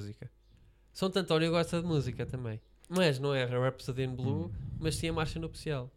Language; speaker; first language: Portuguese; native; Portuguese